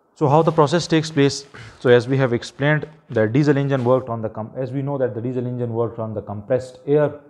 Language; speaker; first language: English; non-native, local second language; Urdu